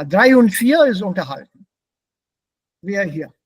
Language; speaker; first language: German; non-native, fluent; Hindi